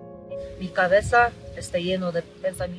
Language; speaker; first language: Spanish; non-native, learner; Korean